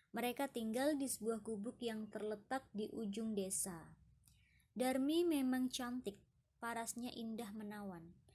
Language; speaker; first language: Indonesian; native; Indonesian